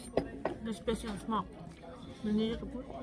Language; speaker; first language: Swedish; early bilingual, other home language; Thai